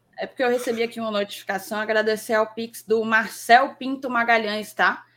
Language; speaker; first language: Portuguese; native; Portuguese